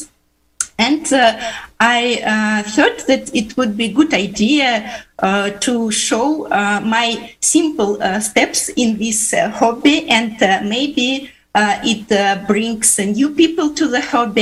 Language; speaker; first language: English; non-native, fluent; Uzbek